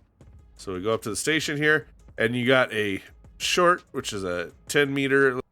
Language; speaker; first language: English; native; English